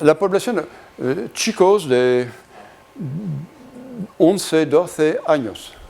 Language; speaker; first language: Spanish; non-native, learner; French